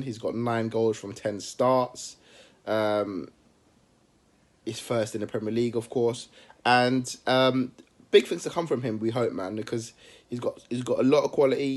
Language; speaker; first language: English; native; English